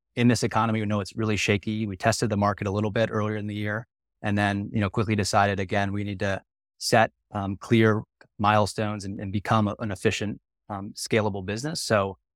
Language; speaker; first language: English; native; English